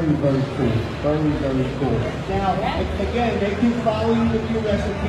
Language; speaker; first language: English; native; English